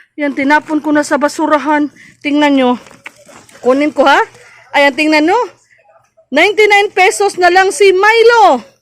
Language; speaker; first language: Filipino; native; Filipino